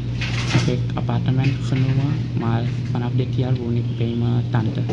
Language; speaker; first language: Dutch; non-native, local second language; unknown